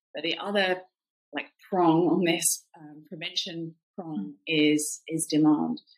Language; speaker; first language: English; native; English